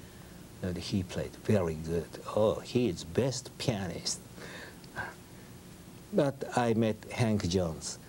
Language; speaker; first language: English; non-native, learner; Japanese